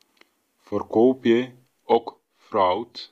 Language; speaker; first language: Dutch; non-native, fluent; Tigrinya